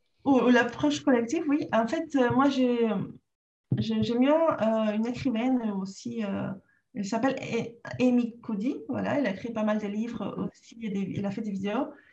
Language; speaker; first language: French; non-native, fluent; Spanish